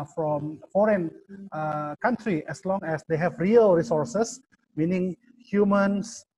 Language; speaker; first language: English; non-native, fluent; Indonesian